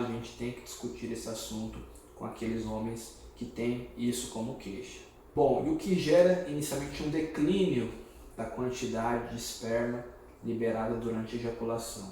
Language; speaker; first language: Portuguese; native; Portuguese